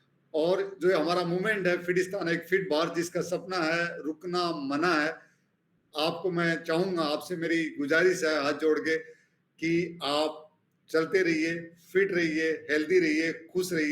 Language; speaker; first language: Hindi; native; Hindi